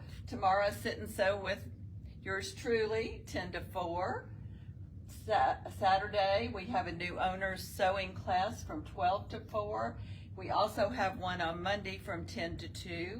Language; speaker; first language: English; native; English